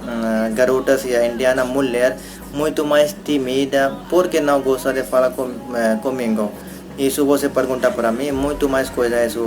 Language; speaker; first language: Portuguese; non-native, learner; Hindi